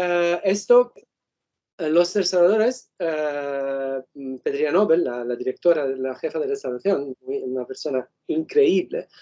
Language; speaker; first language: Spanish; non-native, fluent; Italian